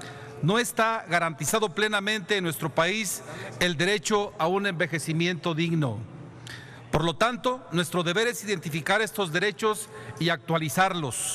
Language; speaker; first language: Spanish; native; Spanish